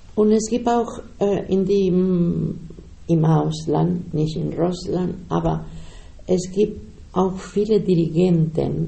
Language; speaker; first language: German; non-native, learner; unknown